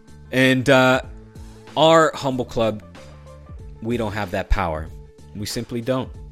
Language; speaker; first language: English; early bilingual, other home language; Spanish